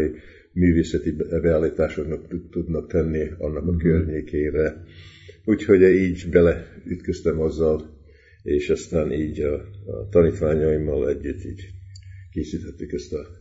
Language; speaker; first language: Hungarian; early bilingual, heritage; Hungarian